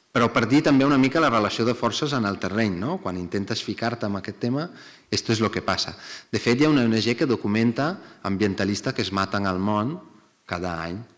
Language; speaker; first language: Catalan; non-native, fluent; Italian